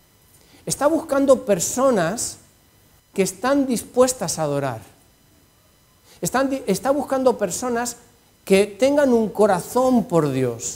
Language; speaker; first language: Spanish; native; Spanish